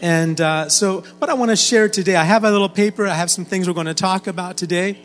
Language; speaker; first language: English; native; English